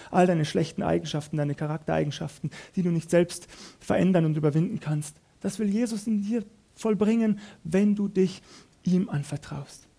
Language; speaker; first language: German; native; German